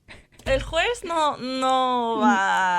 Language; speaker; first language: Spanish; non-native, fluent; English